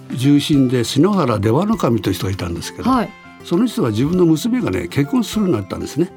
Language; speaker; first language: Japanese; native; Japanese